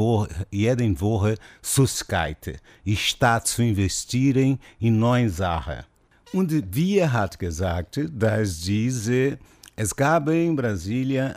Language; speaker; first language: German; non-native, fluent; Portuguese